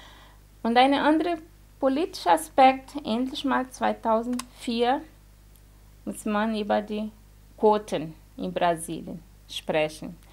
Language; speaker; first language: German; non-native, fluent; Portuguese